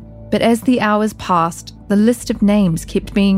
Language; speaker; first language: English; native; English